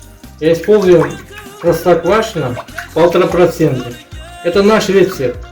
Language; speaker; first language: Russian; non-native, learner; Uzbek